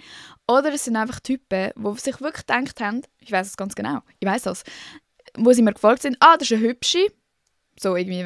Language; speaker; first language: German; native; German